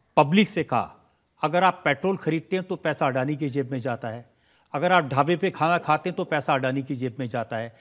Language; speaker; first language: Hindi; native; Hindi